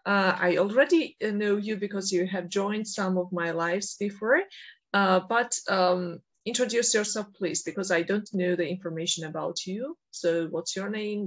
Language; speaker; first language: English; non-native, fluent; Georgian